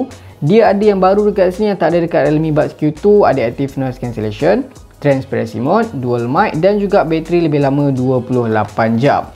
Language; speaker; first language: Malay; native; Malay